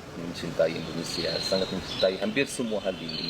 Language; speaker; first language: Indonesian; non-native, fluent; Arabic